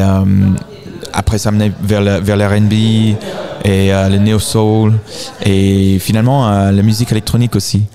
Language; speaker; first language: French; non-native, fluent; English